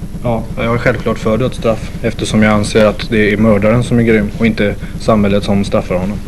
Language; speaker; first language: Swedish; native; Swedish